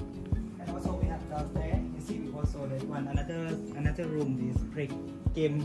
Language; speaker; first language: English; non-native, learner; Thai